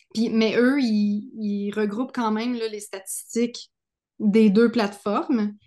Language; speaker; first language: French; native; French